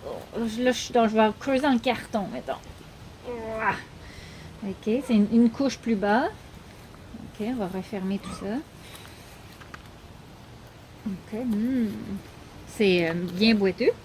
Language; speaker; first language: French; native; French